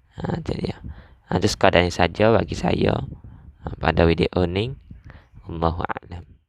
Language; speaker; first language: Malay; native; Malay